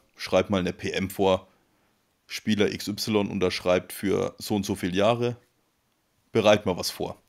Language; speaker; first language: German; native; German